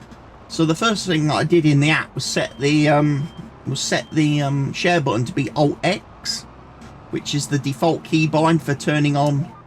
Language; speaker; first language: English; native; English